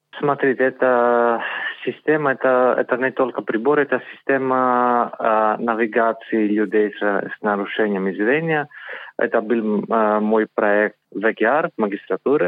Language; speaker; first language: Russian; non-native, learner; Greek